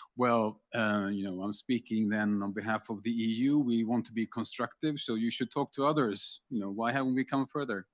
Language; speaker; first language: English; non-native, fluent; Swedish